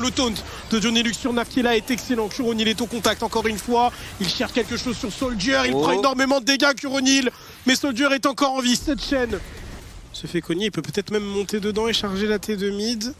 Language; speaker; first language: French; native; French